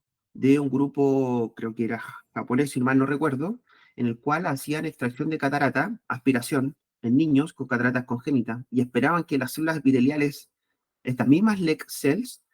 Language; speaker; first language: Spanish; native; Spanish